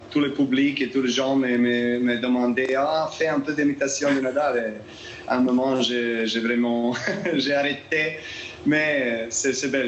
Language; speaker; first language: French; non-native, learner; Serbian